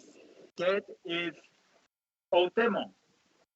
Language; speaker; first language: English; non-native, learner; Japanese